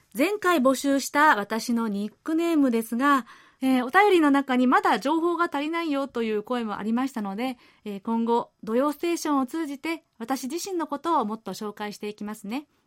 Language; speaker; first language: Japanese; native; Japanese